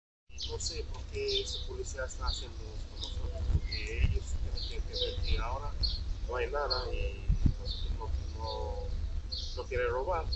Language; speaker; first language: Spanish; non-native, learner; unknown